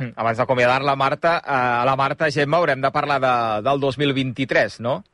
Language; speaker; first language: Catalan; native; Catalan